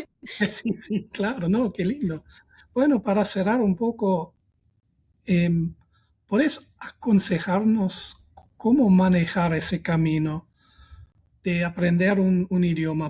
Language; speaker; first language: Spanish; non-native, fluent; German